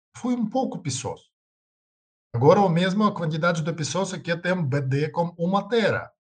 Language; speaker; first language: Portuguese; non-native, learner; Russian